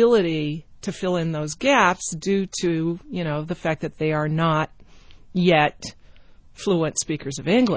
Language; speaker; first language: English; native; English